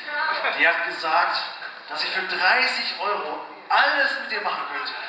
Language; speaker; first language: German; native; German